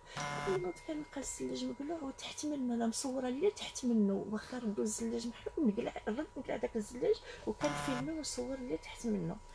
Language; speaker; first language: Arabic; native; Arabic